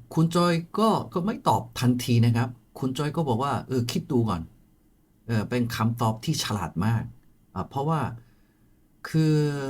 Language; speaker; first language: Thai; non-native, fluent; Korean